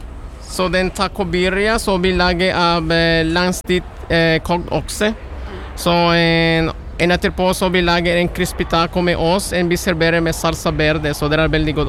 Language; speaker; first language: Norwegian; non-native, learner; Spanish